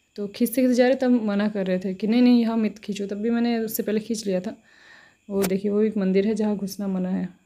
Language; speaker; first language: Hindi; non-native, local second language; Bangla